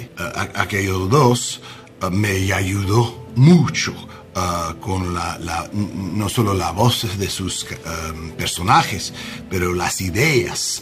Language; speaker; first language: Spanish; non-native, learner; English